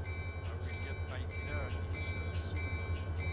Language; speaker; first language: English; non-native, learner; French